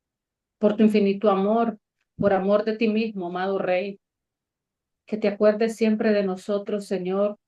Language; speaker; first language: Spanish; native; Spanish